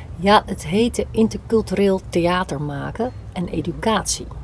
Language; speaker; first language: Dutch; native; Dutch